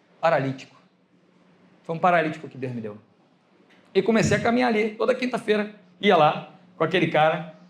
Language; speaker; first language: Portuguese; native; Portuguese